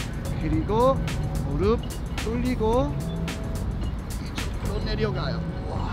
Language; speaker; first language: Korean; non-native, fluent; English